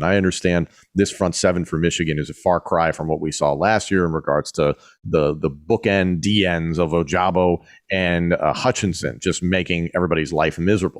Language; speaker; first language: English; native; English